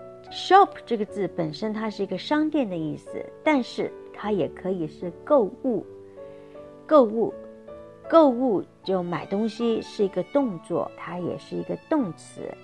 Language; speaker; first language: Chinese; native; Chinese